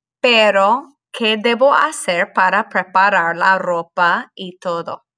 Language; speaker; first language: Spanish; non-native, fluent; English